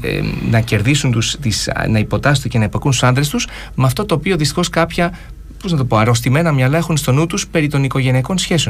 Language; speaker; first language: Greek; native; Greek